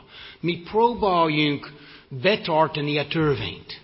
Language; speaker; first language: Hungarian; non-native, fluent; English